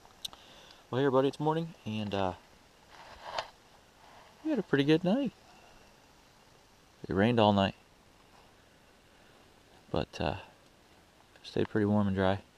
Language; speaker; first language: English; native; English